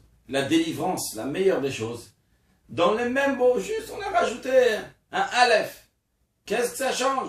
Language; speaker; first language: French; native; French